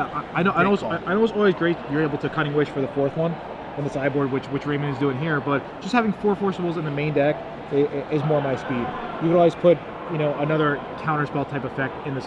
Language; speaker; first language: English; native; English